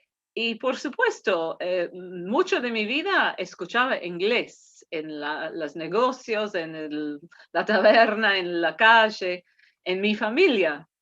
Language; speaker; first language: Spanish; non-native, fluent; English